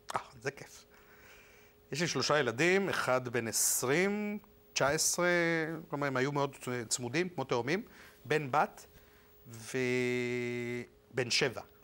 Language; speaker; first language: Hebrew; non-native, fluent; Spanish